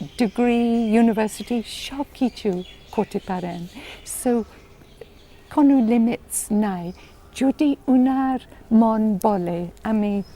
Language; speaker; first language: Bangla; non-native, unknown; English